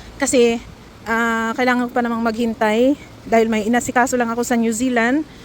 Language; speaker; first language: Filipino; native; Filipino